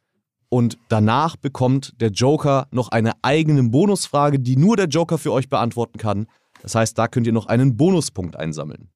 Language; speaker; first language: German; native; German